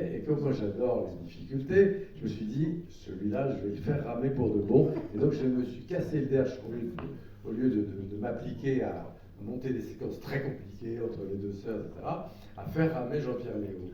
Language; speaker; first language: French; native; French